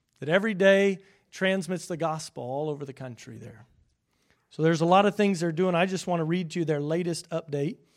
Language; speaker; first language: English; native; English